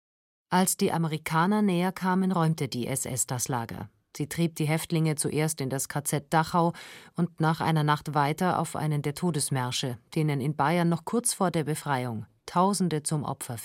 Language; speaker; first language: German; native; German